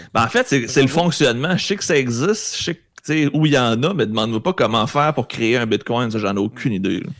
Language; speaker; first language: French; native; French